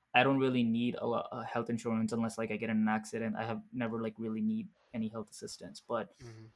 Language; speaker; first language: English; early bilingual, other home language; Arabic